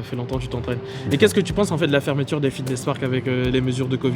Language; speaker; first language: French; native; French